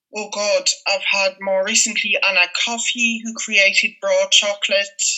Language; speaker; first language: English; non-native, fluent; French